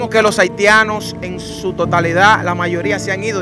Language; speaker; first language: Spanish; native; Spanish